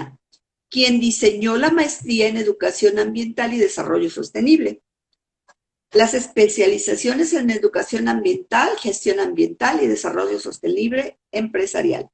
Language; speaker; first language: Spanish; native; Spanish